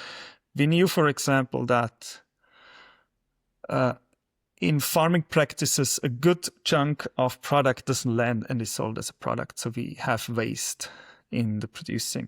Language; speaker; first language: English; non-native, fluent; German